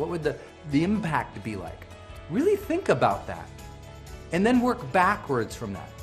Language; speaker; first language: English; native; English